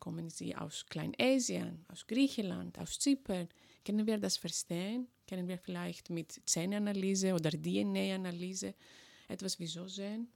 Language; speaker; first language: German; non-native, fluent; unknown